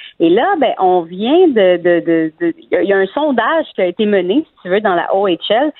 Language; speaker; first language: French; native; French